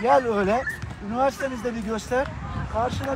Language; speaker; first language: Turkish; native; Turkish